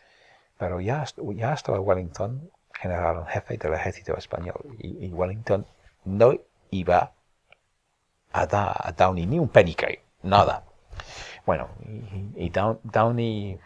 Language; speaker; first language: Spanish; non-native, fluent; English